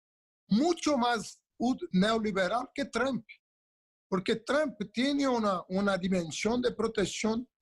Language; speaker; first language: Spanish; non-native, local second language; Portuguese